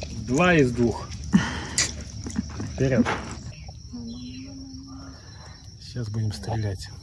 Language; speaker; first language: Russian; native; Russian